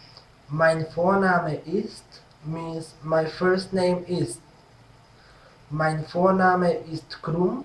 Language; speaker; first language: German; non-native, fluent; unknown